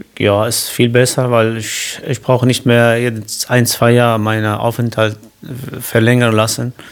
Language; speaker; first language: German; non-native, learner; Kurdish